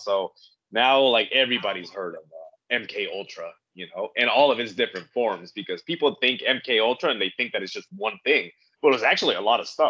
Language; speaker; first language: English; native; English